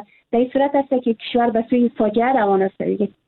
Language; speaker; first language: Persian; native; Persian